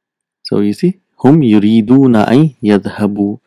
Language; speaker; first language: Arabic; non-native, fluent; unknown